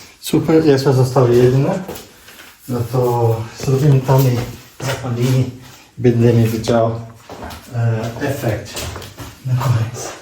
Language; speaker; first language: Polish; non-native, learner; Portuguese